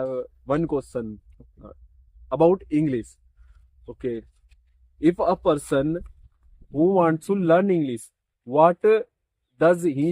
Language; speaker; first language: English; non-native, learner; Hindi